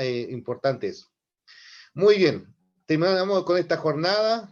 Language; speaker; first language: Spanish; native; Spanish